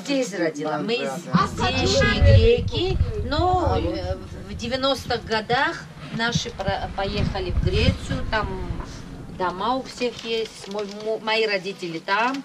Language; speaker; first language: Russian; non-native, local second language; Greek